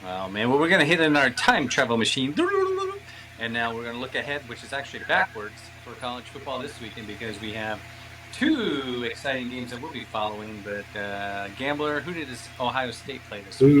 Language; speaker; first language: English; native; English